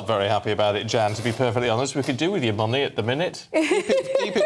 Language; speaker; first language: English; native; English